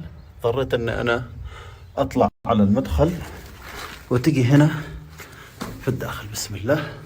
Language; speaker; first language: Arabic; native; Arabic